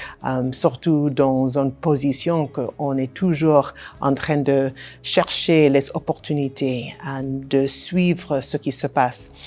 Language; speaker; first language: French; non-native, fluent; English